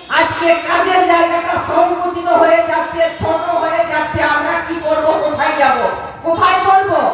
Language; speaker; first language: Bangla; non-native, local second language; Santali